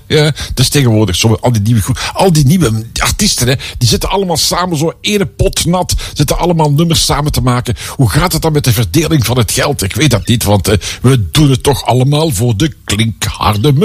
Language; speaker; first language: Dutch; native; Dutch